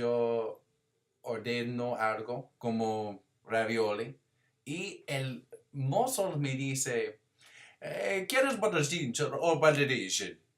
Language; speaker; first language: Spanish; non-native, learner; English